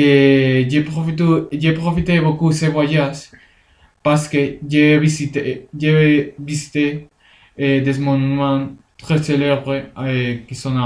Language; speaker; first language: French; non-native, learner; Spanish